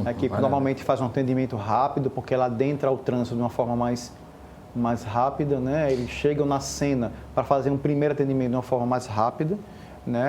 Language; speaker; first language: Portuguese; native; Portuguese